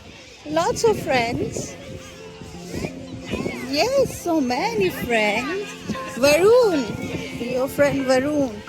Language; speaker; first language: English; non-native, fluent; Bangla